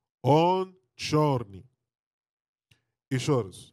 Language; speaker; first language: Russian; non-native, learner; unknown